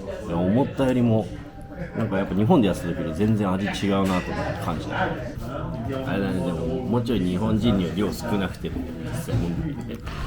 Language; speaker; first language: Japanese; native; Japanese